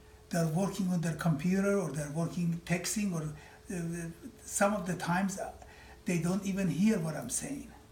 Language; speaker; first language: English; non-native, fluent; Persian